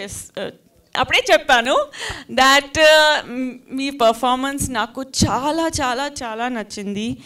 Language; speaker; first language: Telugu; non-native, fluent; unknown